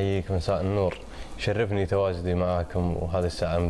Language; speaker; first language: Arabic; native; Arabic